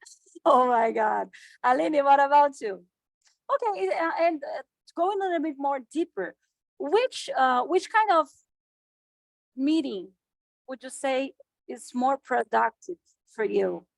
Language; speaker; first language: English; non-native, fluent; Portuguese